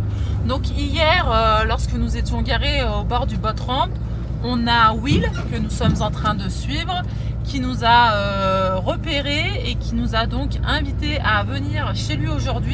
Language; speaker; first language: French; native; French